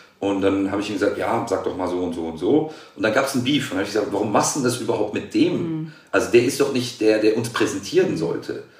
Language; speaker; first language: German; native; German